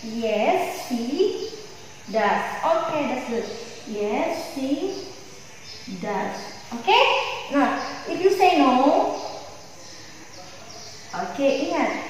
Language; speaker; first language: English; non-native, learner; Indonesian